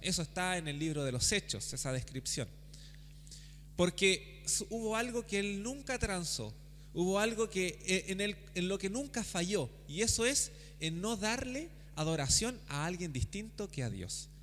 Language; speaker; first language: Spanish; native; Spanish